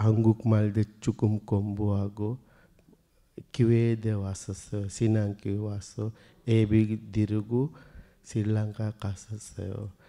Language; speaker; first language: Korean; non-native, learner; Sinhala